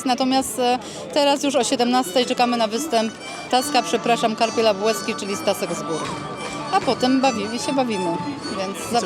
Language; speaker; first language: Polish; native; Polish